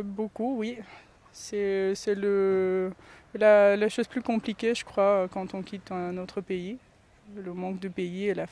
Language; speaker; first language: French; non-native, fluent; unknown